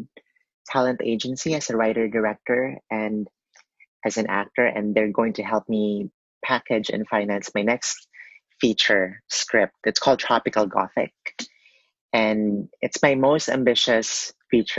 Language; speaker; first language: English; non-native, local second language; Cebuano